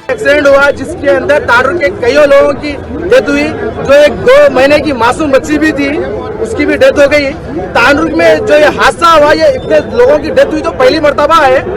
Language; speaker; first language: Hindi; native; Hindi